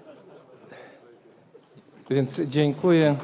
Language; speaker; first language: Polish; non-native, fluent; Latvian